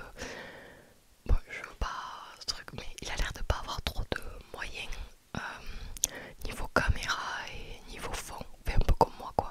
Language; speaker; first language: French; native; French